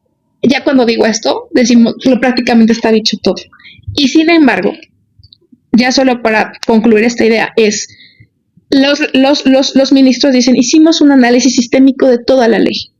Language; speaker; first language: Spanish; native; Spanish